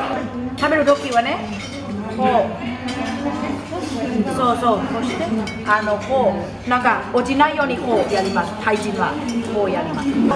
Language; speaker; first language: Japanese; non-native, fluent; Thai